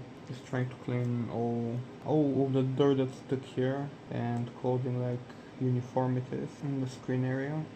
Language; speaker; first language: English; non-native, fluent; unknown